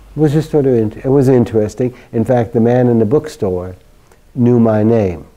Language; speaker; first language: English; early bilingual, other home language; German